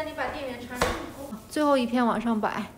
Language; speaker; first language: Chinese; native; Chinese